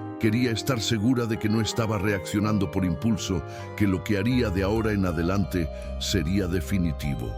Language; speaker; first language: Spanish; native; Spanish